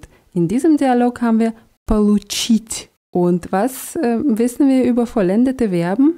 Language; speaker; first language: German; non-native, fluent; Russian